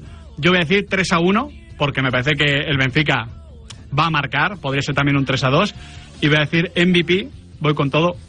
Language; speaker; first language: Spanish; native; Spanish